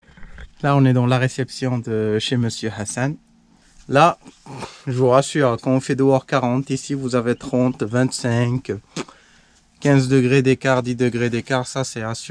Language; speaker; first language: French; native; French